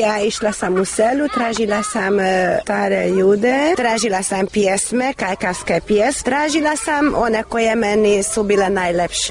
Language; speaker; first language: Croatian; non-native, local second language; Hungarian